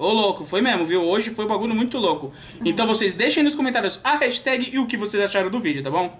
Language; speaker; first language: Portuguese; native; Portuguese